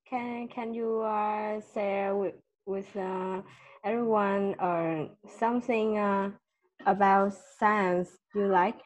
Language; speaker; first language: English; non-native, learner; Vietnamese